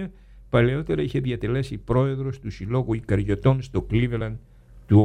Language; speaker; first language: Greek; native; Greek